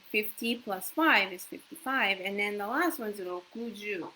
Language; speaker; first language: English; non-native, fluent; Japanese